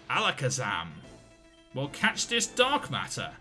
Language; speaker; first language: English; native; English